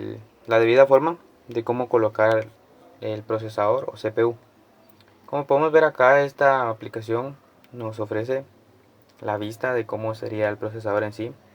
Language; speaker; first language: Spanish; native; Spanish